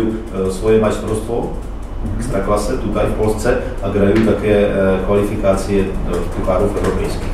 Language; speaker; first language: Polish; non-native, learner; Czech